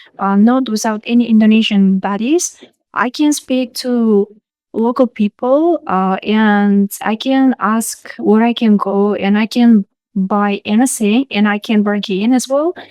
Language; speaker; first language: English; non-native, fluent; Uzbek